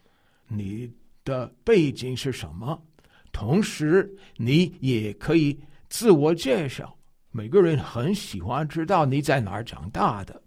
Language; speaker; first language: Chinese; non-native, fluent; English